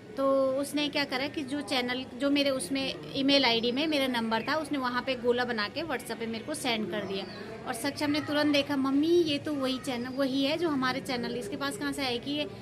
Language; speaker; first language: Hindi; native; Hindi